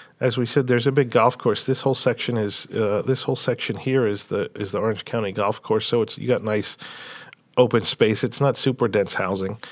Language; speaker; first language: English; native; English